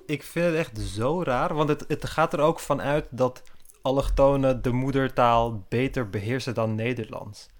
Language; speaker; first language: Dutch; early bilingual, other home language; Turkish